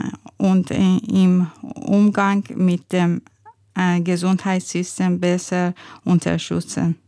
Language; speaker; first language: German; non-native, learner; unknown